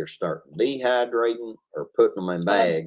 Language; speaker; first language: English; native; English